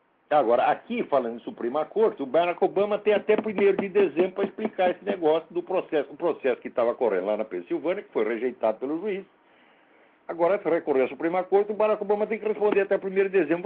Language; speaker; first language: Portuguese; native; Portuguese